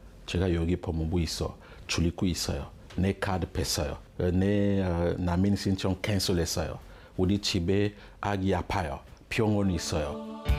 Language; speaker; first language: Korean; non-native, learner; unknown